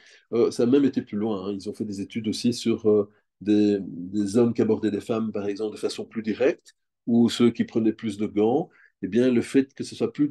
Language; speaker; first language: French; native; French